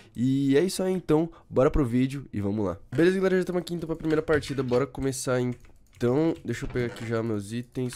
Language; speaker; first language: Portuguese; native; Portuguese